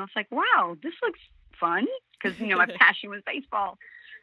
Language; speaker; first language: English; native; English